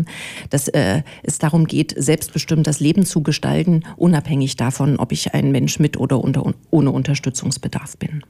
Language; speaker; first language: German; native; German